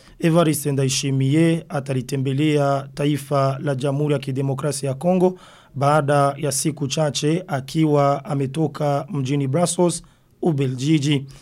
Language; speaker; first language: Swahili; non-native, local second language; Rundi